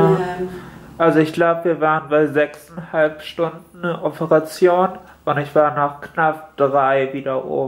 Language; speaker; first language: German; native; German